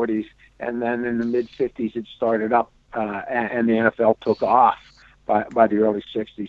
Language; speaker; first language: English; native; English